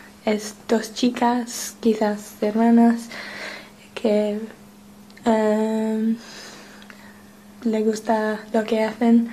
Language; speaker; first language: Spanish; non-native, learner; English